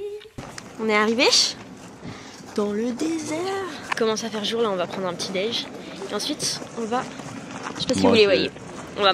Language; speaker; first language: French; native; French